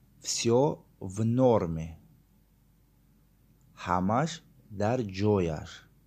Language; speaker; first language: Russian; non-native, learner; Tajik